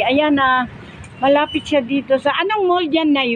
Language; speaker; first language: Filipino; non-native, local second language; Cebuano